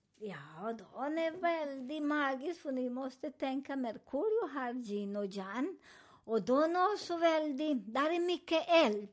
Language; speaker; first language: Swedish; non-native, fluent; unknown